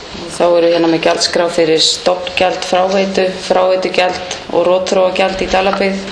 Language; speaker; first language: Icelandic; native; Icelandic